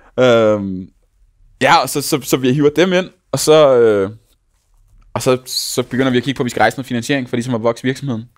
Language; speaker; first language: Danish; native; Danish